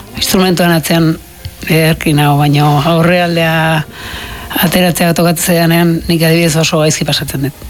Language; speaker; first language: Basque; native; Basque